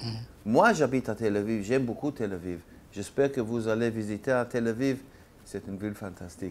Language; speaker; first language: French; non-native, learner; Hebrew